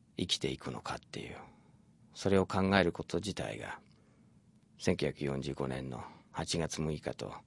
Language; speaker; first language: Japanese; non-native, fluent; English